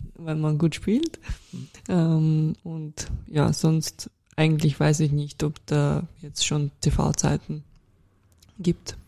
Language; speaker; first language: German; non-native, fluent; Russian